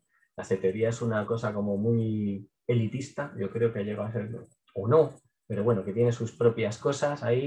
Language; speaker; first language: Spanish; native; Spanish